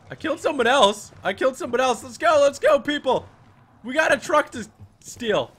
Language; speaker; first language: English; native; English